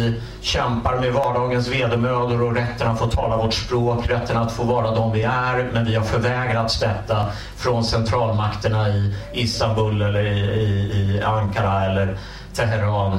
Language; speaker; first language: Swedish; native; Swedish